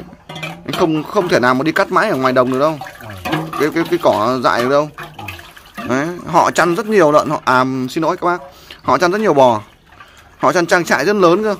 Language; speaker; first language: Vietnamese; native; Vietnamese